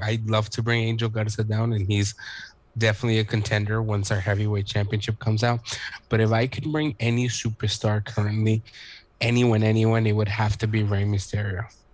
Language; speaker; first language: English; early bilingual, other home language; Spanish